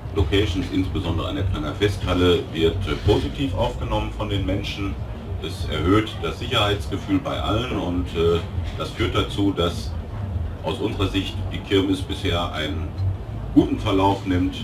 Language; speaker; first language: German; native; German